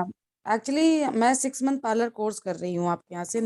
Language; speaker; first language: Hindi; native; Hindi